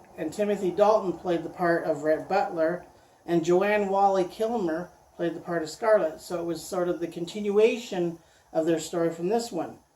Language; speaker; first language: English; native; English